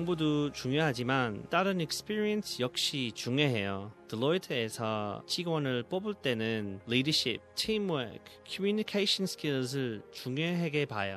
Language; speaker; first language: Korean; early bilingual, heritage; Korean